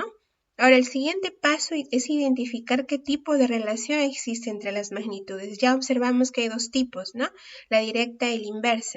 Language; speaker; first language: Spanish; native; Spanish